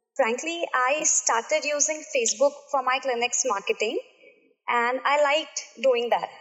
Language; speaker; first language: English; non-native, local second language; Marathi